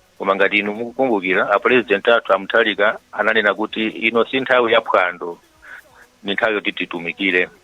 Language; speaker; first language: Nyanja; native; Nyanja